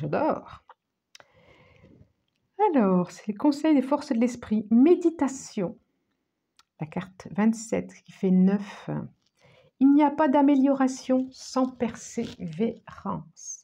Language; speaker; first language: French; native; French